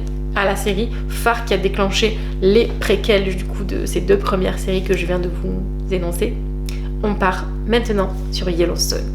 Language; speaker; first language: French; native; French